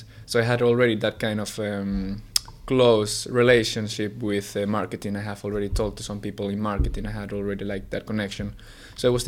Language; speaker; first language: English; non-native, fluent; Spanish